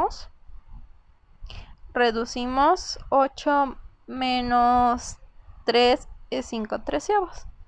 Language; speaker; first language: Spanish; native; Spanish